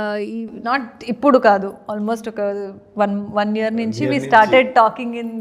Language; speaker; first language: Telugu; non-native, learner; Kannada